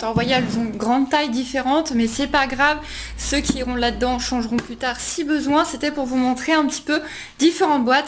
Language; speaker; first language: French; native; French